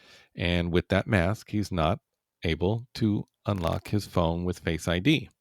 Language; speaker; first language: English; native; English